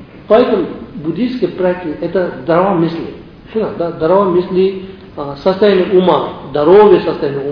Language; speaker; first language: Russian; non-native, learner; Tibetan